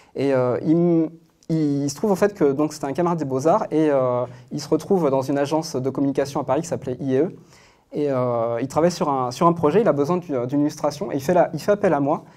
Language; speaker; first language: French; native; French